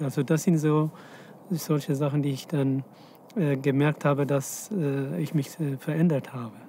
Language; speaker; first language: German; non-native, fluent; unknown